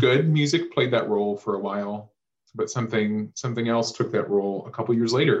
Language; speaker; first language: English; native; English